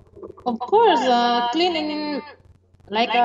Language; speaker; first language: English; non-native, learner; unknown